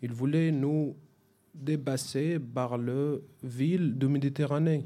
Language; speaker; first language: French; non-native, fluent; Arabic